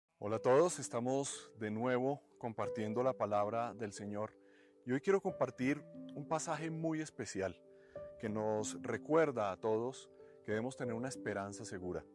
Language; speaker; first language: Spanish; native; Spanish